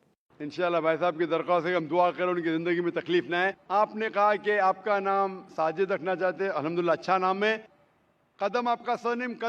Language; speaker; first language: Hindi; native; Hindi